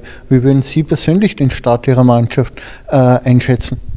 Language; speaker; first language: German; native; German